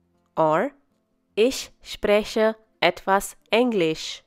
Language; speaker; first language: German; non-native, fluent; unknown